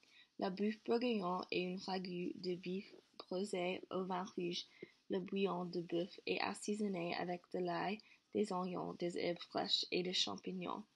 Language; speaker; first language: French; non-native, learner; English